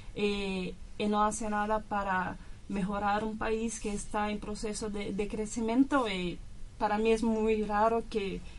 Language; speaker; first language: Spanish; non-native, learner; Portuguese